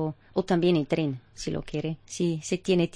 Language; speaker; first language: Spanish; non-native, fluent; German